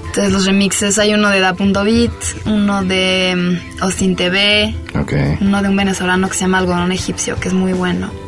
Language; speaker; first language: Spanish; non-native, fluent; French